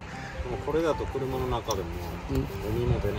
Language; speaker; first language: Japanese; native; Japanese